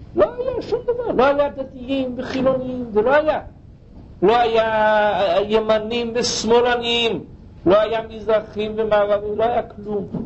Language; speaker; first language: Hebrew; non-native, fluent; English